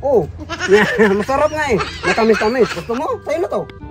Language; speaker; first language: Filipino; non-native, local second language; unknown